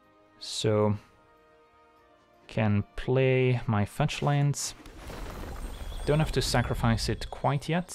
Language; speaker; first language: English; native; English